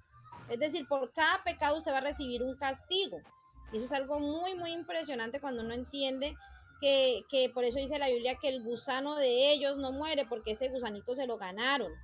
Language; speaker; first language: Spanish; native; Spanish